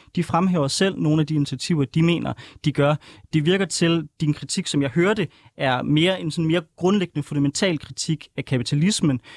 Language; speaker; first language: Danish; native; Danish